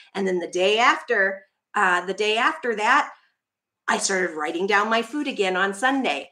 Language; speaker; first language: English; native; English